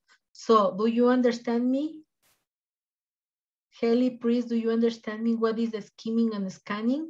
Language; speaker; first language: English; non-native, learner; Spanish